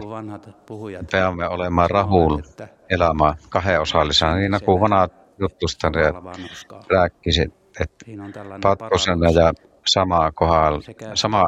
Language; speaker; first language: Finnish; non-native, learner; Estonian